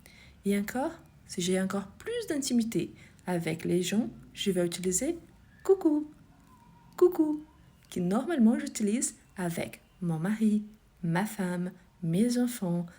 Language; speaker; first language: French; non-native, fluent; Portuguese